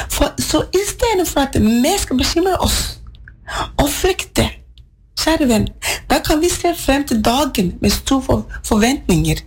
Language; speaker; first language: Norwegian; non-native, fluent; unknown